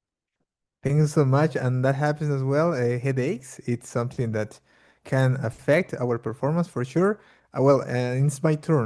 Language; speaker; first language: English; non-native, fluent; Portuguese